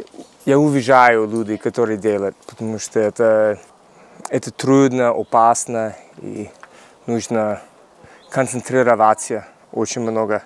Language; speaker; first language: Russian; non-native, learner; English